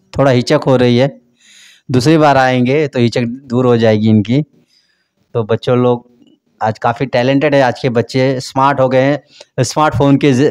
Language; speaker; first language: Hindi; native; Hindi